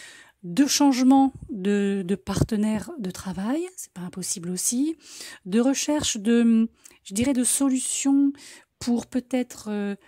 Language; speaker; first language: French; native; French